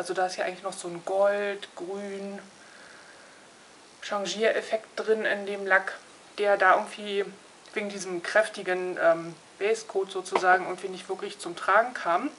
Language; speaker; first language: German; native; German